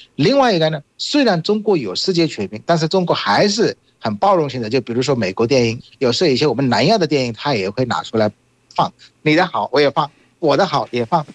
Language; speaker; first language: Chinese; non-native, fluent; Bangla